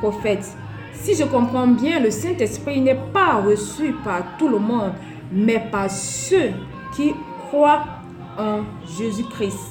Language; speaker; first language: French; non-native, local second language; Basaa